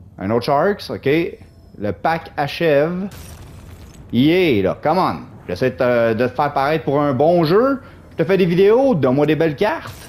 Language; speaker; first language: French; native; French